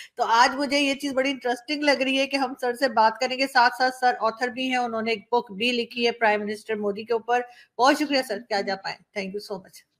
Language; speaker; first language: Urdu; native; Urdu